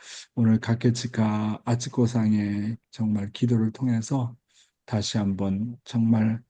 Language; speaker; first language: Korean; native; Korean